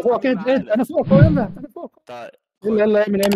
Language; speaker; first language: Arabic; native; Arabic